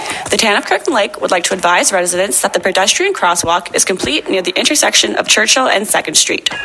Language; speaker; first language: English; native; English